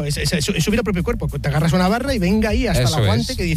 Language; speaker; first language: Spanish; native; Spanish